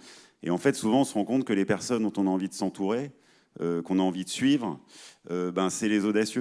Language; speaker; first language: French; native; French